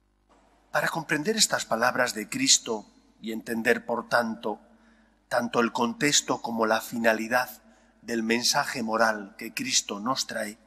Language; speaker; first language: Spanish; native; Spanish